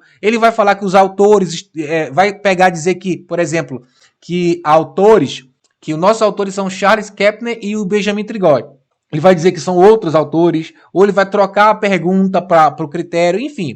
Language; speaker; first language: Portuguese; native; Portuguese